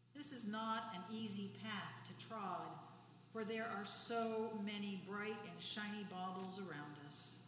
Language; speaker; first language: English; native; English